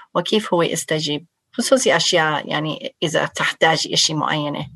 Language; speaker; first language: Arabic; non-native, fluent; English